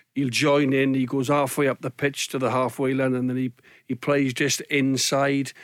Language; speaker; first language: English; native; English